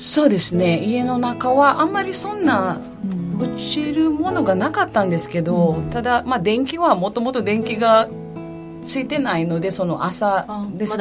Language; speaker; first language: Japanese; non-native, fluent; Filipino